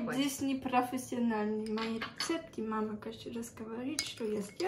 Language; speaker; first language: Russian; early bilingual, heritage; Russian